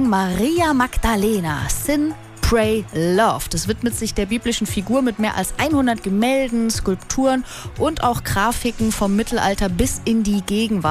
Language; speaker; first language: German; native; German